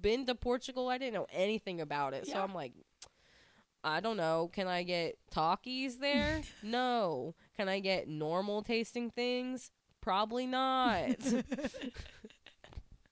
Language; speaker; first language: English; native; English